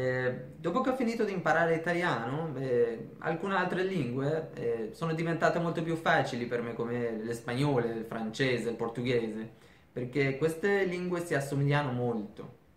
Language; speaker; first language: Italian; non-native, fluent; Persian